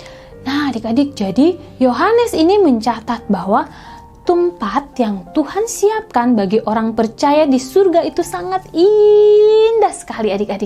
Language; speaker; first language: Indonesian; native; Indonesian